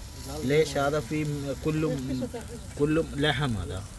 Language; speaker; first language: Arabic; non-native, learner; Hindi